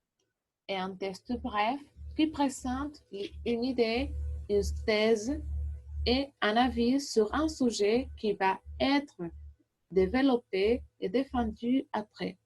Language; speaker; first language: French; non-native, learner; Portuguese